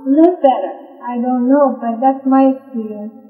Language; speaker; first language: English; non-native, fluent; Persian